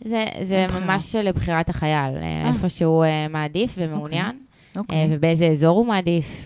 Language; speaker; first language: Hebrew; native; Hebrew